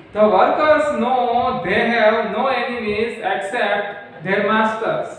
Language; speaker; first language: English; non-native, local second language; Gujarati